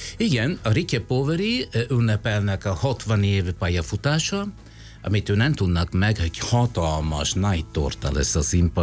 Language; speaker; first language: Hungarian; non-native, fluent; Italian